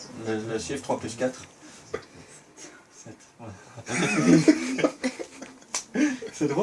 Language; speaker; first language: French; native; French